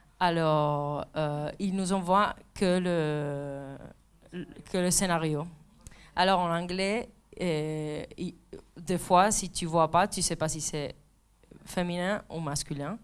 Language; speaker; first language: French; non-native, fluent; Spanish